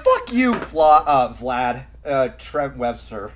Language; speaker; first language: English; native; English